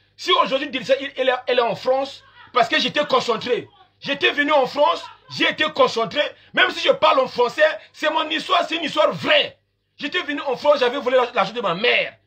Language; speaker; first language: French; non-native, local second language; Lingala